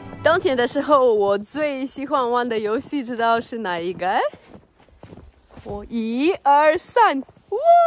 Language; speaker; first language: Chinese; non-native, learner; Russian